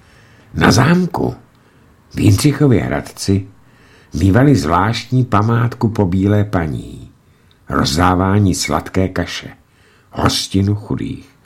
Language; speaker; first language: Czech; native; Czech